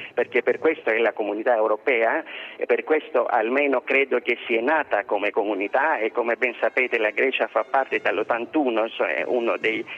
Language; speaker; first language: Italian; non-native, fluent; Greek